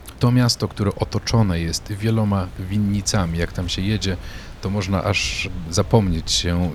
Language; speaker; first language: Polish; native; Polish